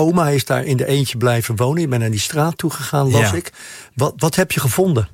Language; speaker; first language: Dutch; native; Dutch